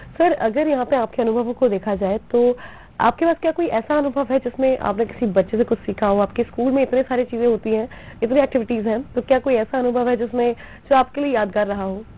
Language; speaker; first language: Hindi; native; Hindi